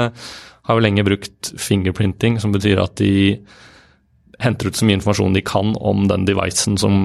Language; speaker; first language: Norwegian; native; Norwegian